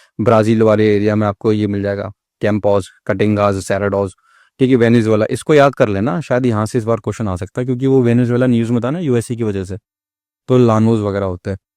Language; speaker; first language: Hindi; native; Hindi